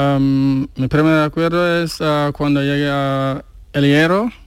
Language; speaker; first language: Spanish; non-native, learner; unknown